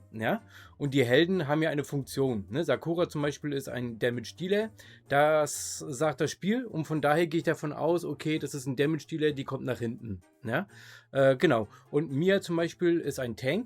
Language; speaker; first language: German; native; German